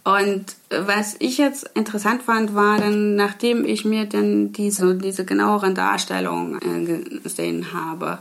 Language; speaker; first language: German; native; German